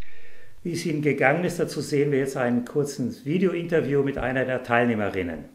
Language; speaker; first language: German; native; German